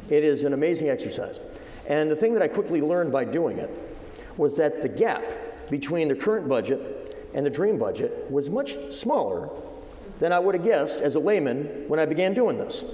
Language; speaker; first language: English; native; English